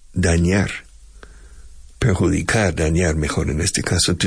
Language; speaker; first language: Spanish; non-native, fluent; English